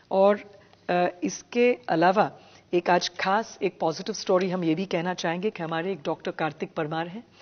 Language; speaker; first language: Hindi; non-native, local second language; Gujarati